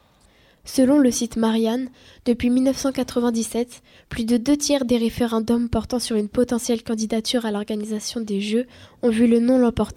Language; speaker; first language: French; native; French